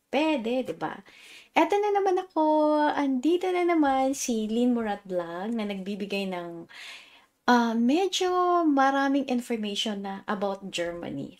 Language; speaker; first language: Filipino; native; Filipino